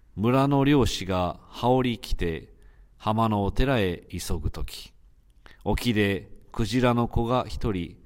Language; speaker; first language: Japanese; native; Japanese